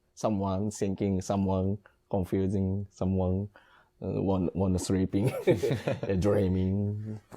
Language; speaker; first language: English; non-native, learner; Japanese